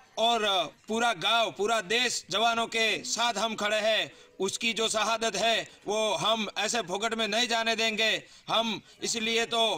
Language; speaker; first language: Hindi; non-native, local second language; Gujarati